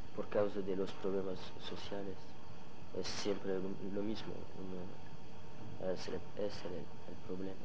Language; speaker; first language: Spanish; non-native, learner; French